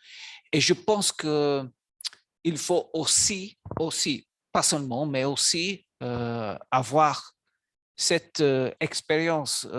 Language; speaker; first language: French; non-native, learner; Maltese